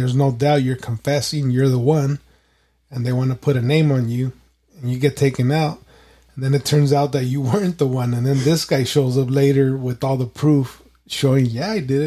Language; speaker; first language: English; early bilingual, other home language; Spanish